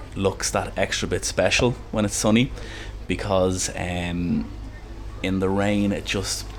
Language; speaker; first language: English; native; English